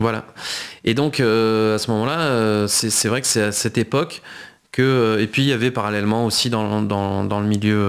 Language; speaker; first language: French; native; French